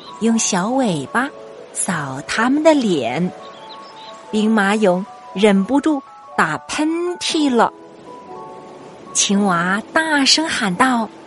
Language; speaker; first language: Chinese; native; Chinese